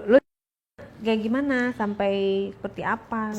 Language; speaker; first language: Indonesian; native; Indonesian